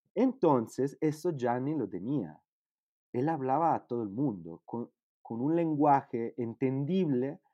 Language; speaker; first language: Spanish; non-native, fluent; Italian